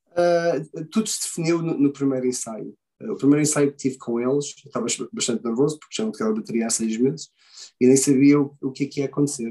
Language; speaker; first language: Portuguese; early bilingual, heritage; Portuguese